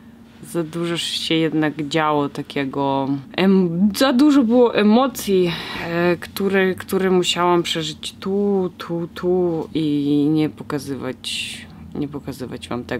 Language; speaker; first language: Polish; non-native, fluent; Russian